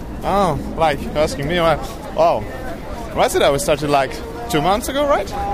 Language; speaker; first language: English; non-native, fluent; French